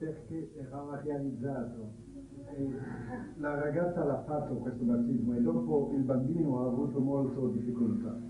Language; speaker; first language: Italian; non-native, fluent; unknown